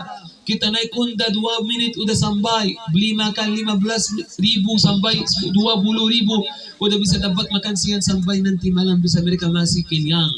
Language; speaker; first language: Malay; non-native, fluent; Arabic